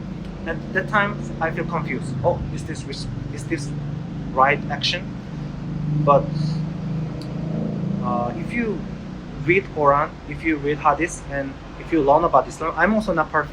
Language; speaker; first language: English; non-native, learner; Korean